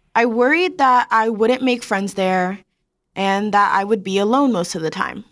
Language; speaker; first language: English; native; English